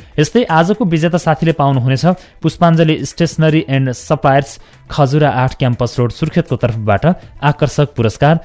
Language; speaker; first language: Nepali; native; Nepali